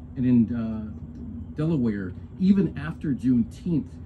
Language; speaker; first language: English; native; English